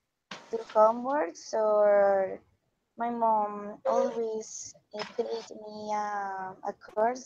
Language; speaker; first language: English; non-native, learner; Spanish